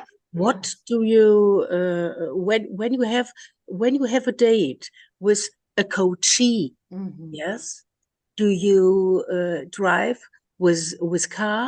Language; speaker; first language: English; non-native, learner; German